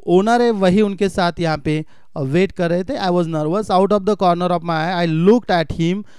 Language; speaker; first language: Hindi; non-native, local second language; Marathi